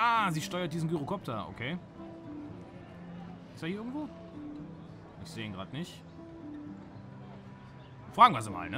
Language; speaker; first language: German; native; German